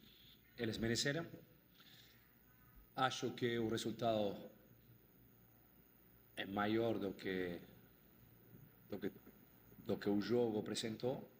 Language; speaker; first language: Portuguese; non-native, fluent; Spanish